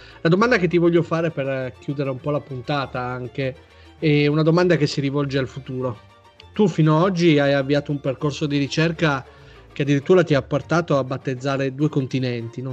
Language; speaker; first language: Italian; native; Italian